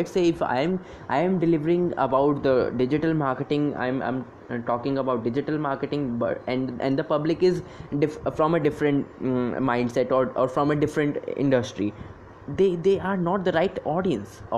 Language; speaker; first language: English; non-native, local second language; Hindi